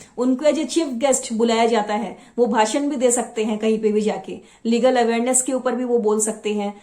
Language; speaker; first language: Hindi; non-native, local second language; Assamese